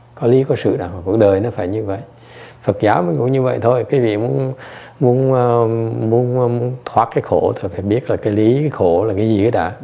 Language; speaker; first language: Vietnamese; early bilingual, other home language; English